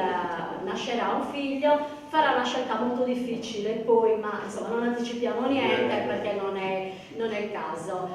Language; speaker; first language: Italian; native; Italian